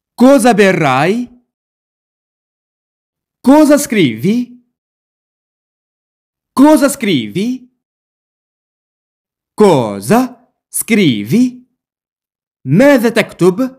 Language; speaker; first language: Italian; non-native, fluent; Arabic